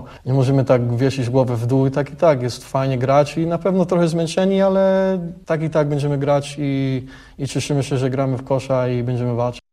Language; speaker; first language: Polish; early bilingual, heritage; English